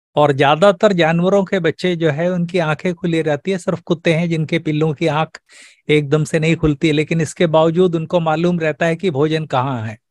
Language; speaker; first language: Hindi; native; Hindi